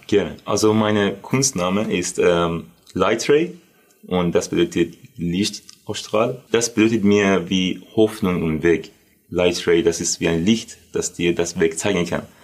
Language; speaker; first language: German; non-native, learner; Persian